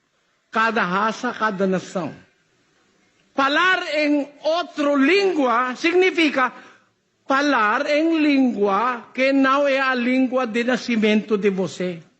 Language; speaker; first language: Portuguese; non-native, learner; Filipino